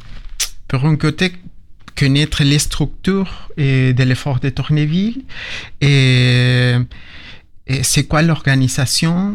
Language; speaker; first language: French; non-native, learner; Spanish